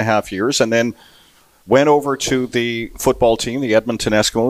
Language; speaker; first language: English; native; English